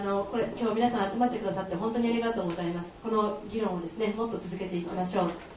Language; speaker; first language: Japanese; native; Japanese